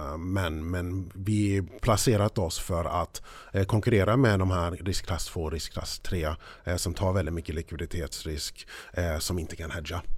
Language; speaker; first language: Swedish; early bilingual, heritage; English